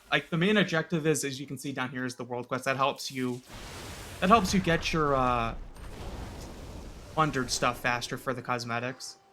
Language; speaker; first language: English; native; English